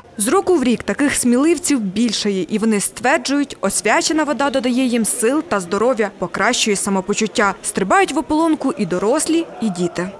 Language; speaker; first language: Ukrainian; native; Ukrainian